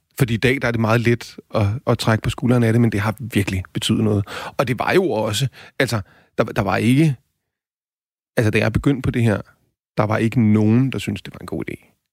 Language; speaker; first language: Danish; native; Danish